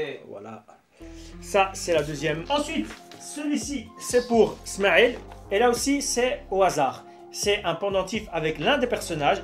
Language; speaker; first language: French; native; French